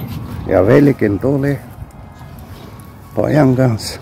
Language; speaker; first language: Finnish; non-native, fluent; Turkish